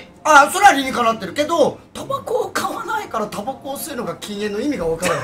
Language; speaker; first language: Japanese; native; Japanese